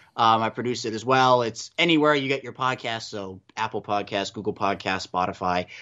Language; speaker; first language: English; native; English